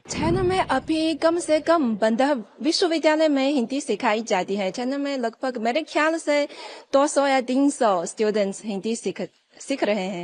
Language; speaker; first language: Hindi; non-native, fluent; Chinese